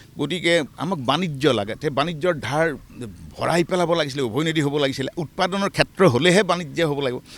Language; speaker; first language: Assamese; native; Assamese